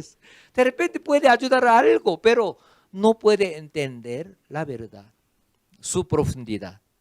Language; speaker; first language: Spanish; non-native, fluent; Korean